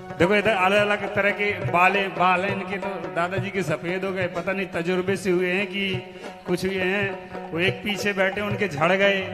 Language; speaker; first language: Hindi; native; Hindi